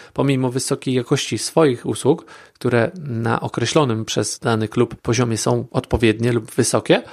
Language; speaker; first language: Polish; native; Polish